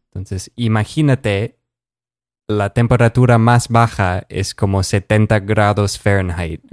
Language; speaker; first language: Spanish; non-native, fluent; English